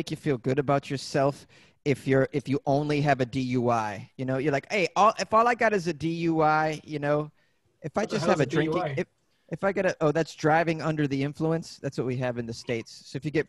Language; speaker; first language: English; native; English